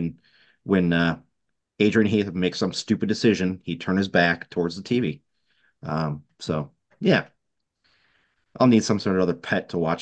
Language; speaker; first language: English; native; English